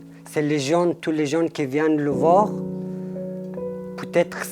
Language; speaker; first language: French; non-native, fluent; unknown